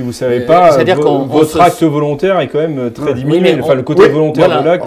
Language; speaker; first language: French; native; French